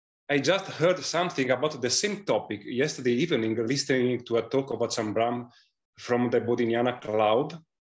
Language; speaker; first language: English; non-native, fluent; Italian